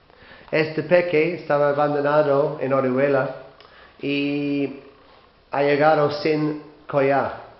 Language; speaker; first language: Spanish; non-native, learner; English